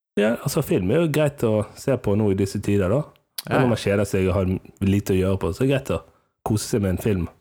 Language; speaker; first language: Norwegian; native; Norwegian